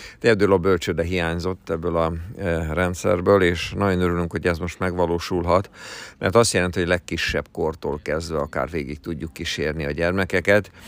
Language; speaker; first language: Hungarian; native; Hungarian